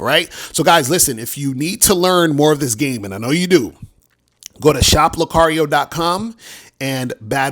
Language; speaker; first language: English; native; English